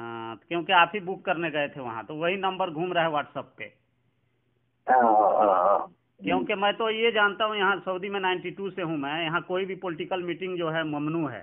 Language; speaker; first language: Hindi; native; Hindi